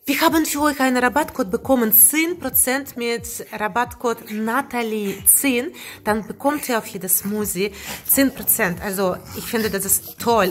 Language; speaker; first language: German; non-native, learner; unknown